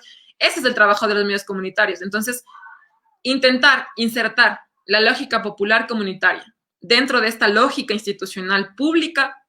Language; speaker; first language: Spanish; native; Spanish